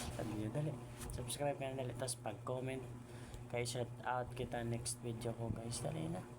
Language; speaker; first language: Filipino; non-native, local second language; Cebuano